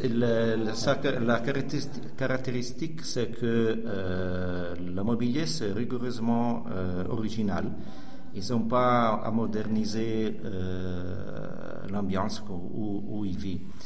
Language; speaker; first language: French; non-native, local second language; Italian